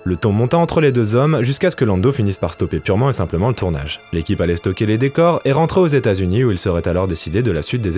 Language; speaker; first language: French; native; French